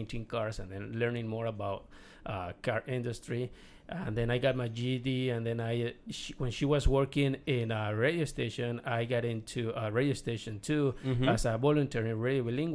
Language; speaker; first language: English; non-native, learner; Spanish